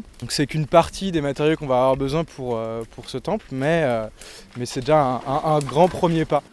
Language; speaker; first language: French; native; French